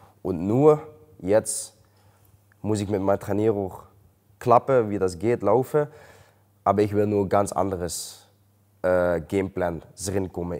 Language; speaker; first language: German; non-native, learner; Dutch